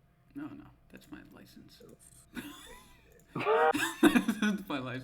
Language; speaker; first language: English; native; English